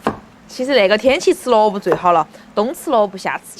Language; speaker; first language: Chinese; native; Chinese